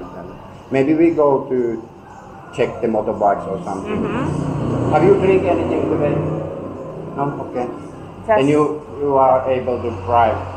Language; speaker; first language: English; non-native, learner; Finnish